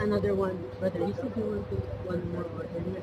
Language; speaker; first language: English; non-native, local second language; Filipino